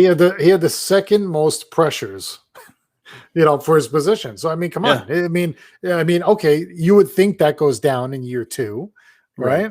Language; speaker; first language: English; native; English